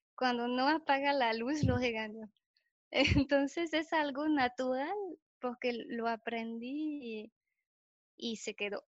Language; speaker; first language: Spanish; non-native, fluent; French